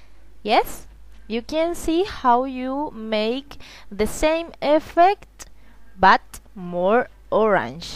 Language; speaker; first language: English; non-native, learner; Spanish